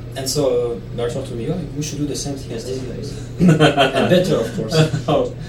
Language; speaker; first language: English; non-native, fluent; Italian